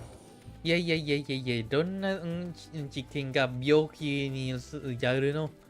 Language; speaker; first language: Japanese; non-native, fluent; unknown